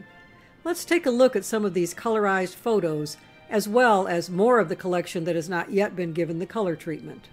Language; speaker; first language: English; native; English